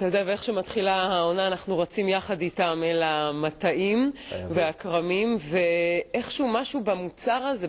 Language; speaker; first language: Hebrew; native; Hebrew